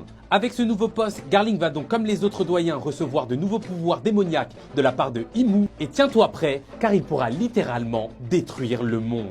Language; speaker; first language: French; native; French